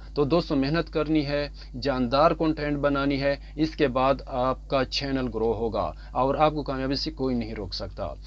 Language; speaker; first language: Urdu; non-native, local second language; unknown